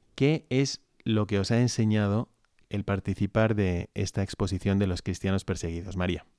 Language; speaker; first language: Spanish; native; Spanish